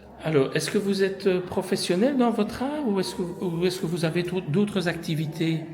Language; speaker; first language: French; native; French